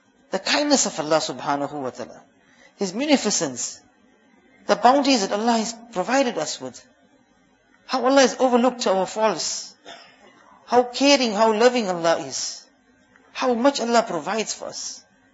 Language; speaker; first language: English; early bilingual, other home language; Urdu